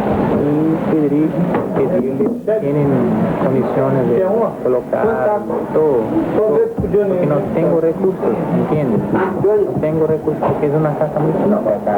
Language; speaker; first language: Spanish; non-native, learner; Portuguese